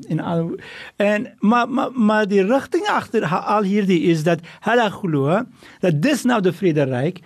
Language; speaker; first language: Afrikaans; non-native, fluent; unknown